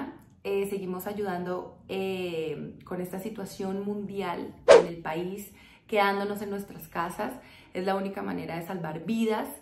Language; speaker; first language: Spanish; native; Spanish